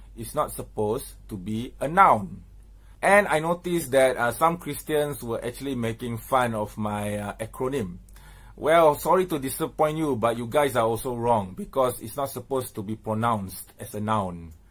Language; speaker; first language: English; non-native, local second language; Malay